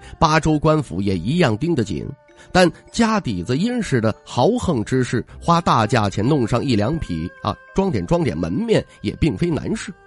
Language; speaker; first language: Chinese; native; Chinese